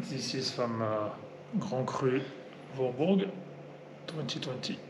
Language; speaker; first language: English; non-native, fluent; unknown